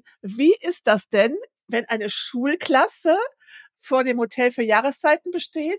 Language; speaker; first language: German; native; German